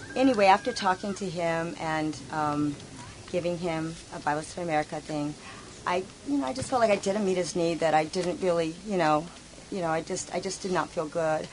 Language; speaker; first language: English; native; English